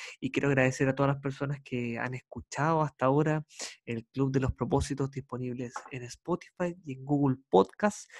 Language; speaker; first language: Spanish; native; Spanish